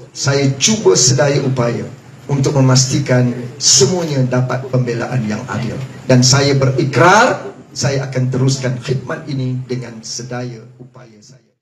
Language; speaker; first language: Malay; native; Malay